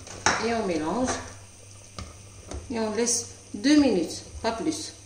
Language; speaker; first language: French; non-native, local second language; Arabic